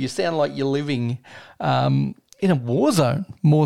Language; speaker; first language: English; native; English